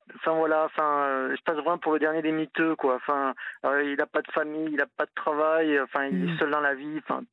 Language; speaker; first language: French; native; French